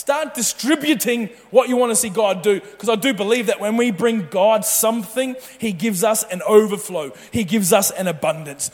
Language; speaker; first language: English; native; English